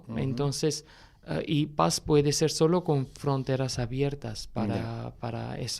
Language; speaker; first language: Spanish; non-native, fluent; Armenian